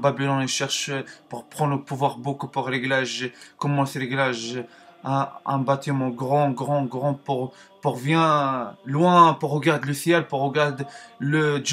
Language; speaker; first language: French; non-native, learner; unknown